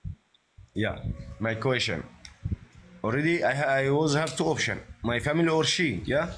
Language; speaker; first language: English; non-native, learner; Arabic